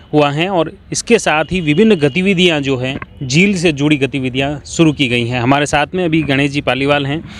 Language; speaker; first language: Hindi; native; Hindi